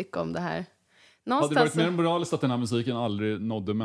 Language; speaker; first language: Swedish; native; Swedish